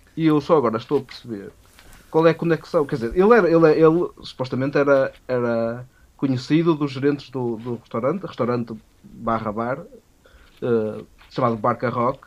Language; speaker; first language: Portuguese; native; Portuguese